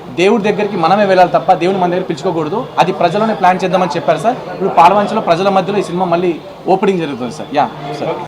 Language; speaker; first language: Telugu; native; Telugu